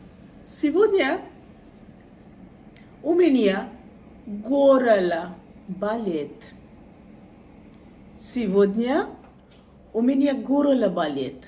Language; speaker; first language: Russian; non-native, fluent; Bangla